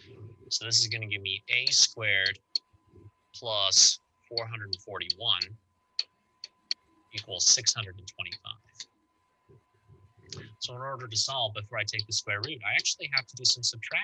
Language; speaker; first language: English; native; English